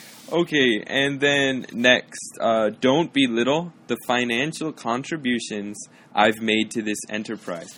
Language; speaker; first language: English; native; English